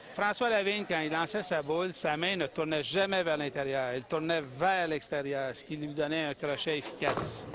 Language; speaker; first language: French; native; French